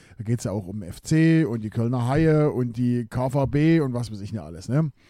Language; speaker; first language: German; native; German